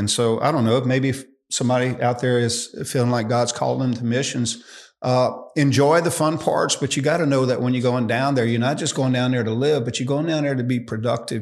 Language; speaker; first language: English; native; English